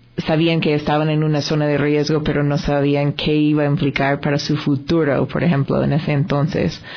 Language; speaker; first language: Spanish; non-native, fluent; English